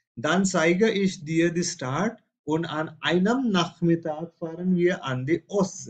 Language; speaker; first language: German; non-native, fluent; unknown